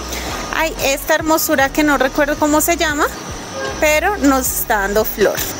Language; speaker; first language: Spanish; native; Spanish